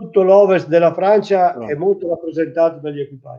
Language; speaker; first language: Italian; native; Italian